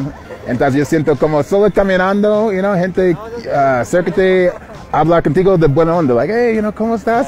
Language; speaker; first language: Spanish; non-native, learner; English